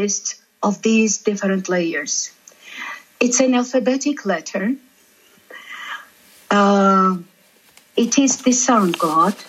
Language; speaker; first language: English; non-native, fluent; Georgian